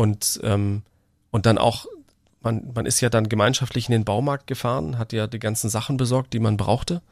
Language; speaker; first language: German; native; German